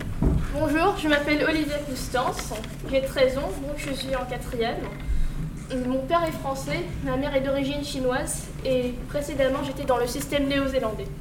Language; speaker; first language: French; early bilingual, other home language; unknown